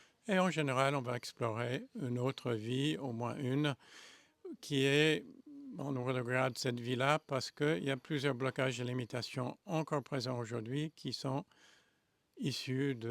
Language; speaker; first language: French; non-native, fluent; English